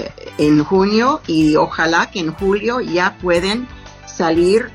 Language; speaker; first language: Spanish; non-native, fluent; English